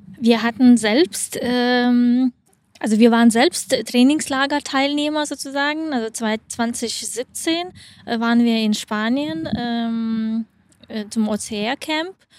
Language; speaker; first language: German; non-native, fluent; Lithuanian